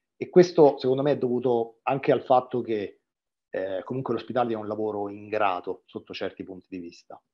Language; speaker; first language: Italian; native; Italian